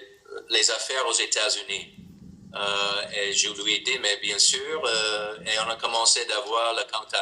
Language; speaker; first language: French; non-native, learner; English